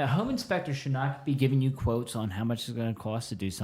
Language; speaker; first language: English; native; English